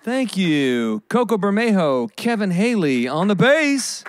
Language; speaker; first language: English; native; English